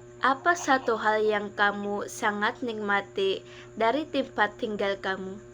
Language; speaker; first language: Indonesian; non-native, learner; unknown